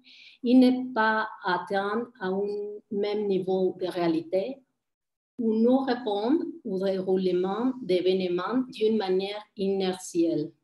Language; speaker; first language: French; non-native, fluent; Spanish